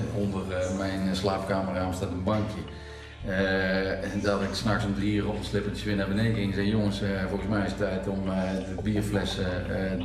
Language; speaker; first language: Dutch; native; Dutch